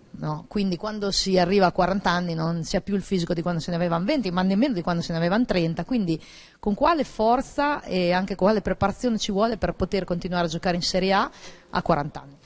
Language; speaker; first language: Italian; native; Italian